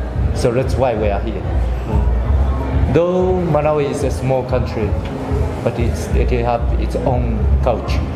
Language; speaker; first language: English; non-native, learner; Chinese